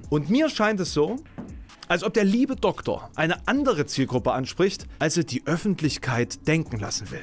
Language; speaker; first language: German; native; German